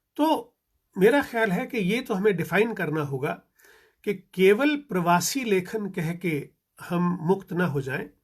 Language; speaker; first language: Hindi; non-native, local second language; Punjabi